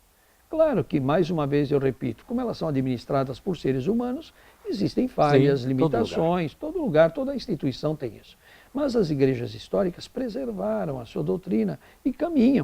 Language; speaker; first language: Portuguese; native; Portuguese